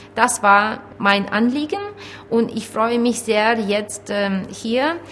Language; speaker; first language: German; non-native, fluent; Ukrainian